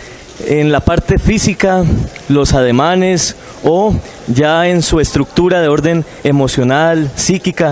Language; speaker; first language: Spanish; native; Spanish